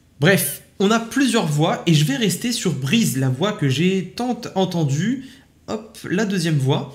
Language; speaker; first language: French; native; French